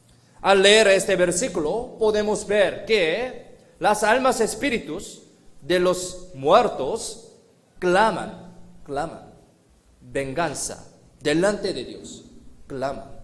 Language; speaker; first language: Spanish; non-native, fluent; Korean